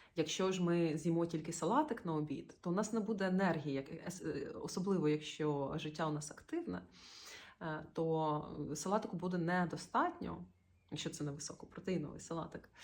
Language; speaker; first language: Ukrainian; native; Ukrainian